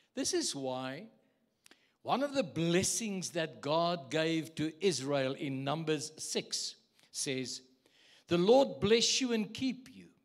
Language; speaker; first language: English; non-native, local second language; Afrikaans